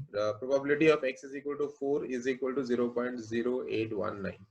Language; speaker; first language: English; non-native, local second language; Nepali